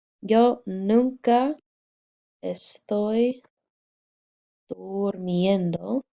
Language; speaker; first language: Spanish; non-native, fluent; English